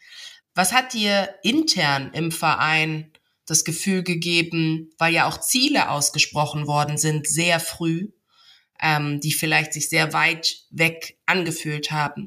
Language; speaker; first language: German; native; German